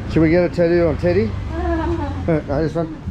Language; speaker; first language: English; native; English